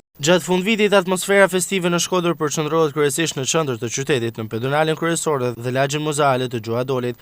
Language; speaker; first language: Albanian; native; Albanian